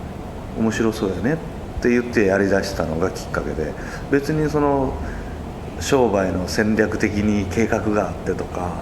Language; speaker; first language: Japanese; native; Japanese